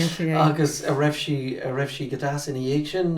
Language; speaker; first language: Irish; non-native, local second language; English